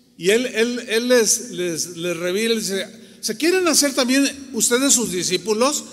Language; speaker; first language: Spanish; native; Spanish